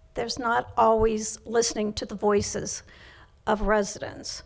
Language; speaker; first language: English; native; English